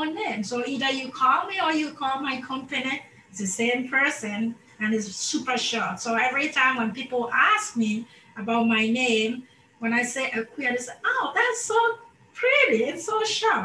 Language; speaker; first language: English; non-native, local second language; Akan